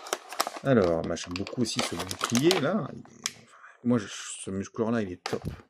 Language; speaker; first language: French; native; French